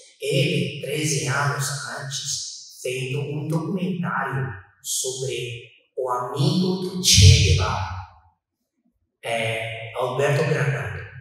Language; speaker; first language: Portuguese; non-native, fluent; Chinese